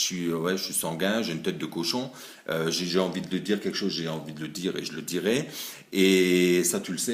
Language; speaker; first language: French; native; French